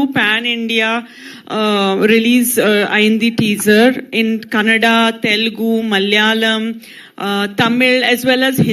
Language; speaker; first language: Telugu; non-native, local second language; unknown